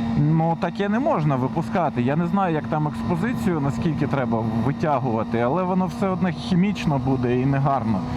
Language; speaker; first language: Ukrainian; non-native, local second language; Russian